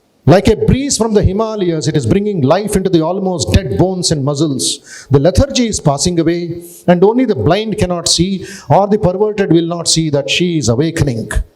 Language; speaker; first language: English; non-native, local second language; Telugu